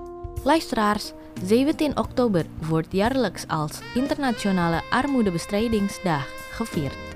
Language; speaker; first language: Dutch; non-native, fluent; Indonesian